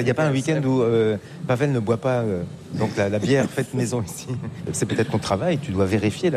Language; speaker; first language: French; native; French